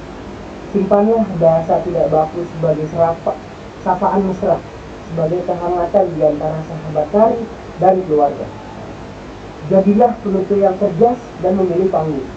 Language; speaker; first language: Indonesian; native; Indonesian